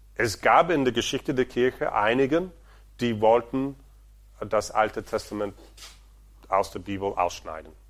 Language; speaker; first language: German; non-native, fluent; Portuguese